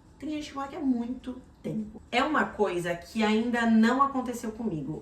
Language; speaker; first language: Portuguese; native; Portuguese